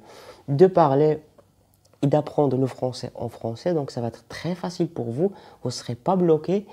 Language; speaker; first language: French; non-native, local second language; Arabic